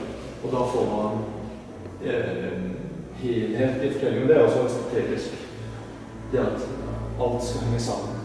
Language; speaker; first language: Norwegian; native; Norwegian